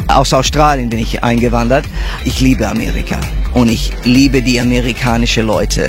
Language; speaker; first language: German; non-native, fluent; English